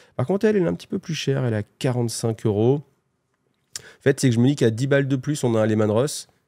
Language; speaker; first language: French; native; French